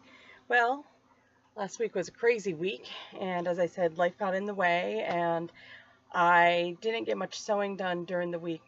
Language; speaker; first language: English; native; English